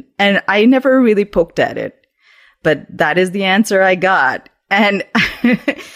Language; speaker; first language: English; non-native, local second language; Urdu